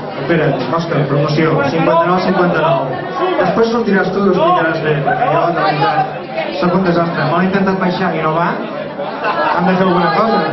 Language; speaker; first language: Catalan; native; Catalan